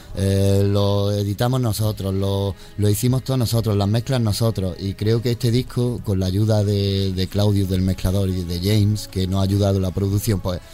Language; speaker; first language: Spanish; native; Spanish